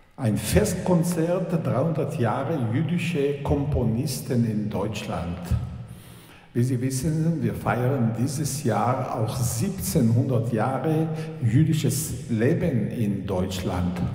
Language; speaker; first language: German; non-native, fluent; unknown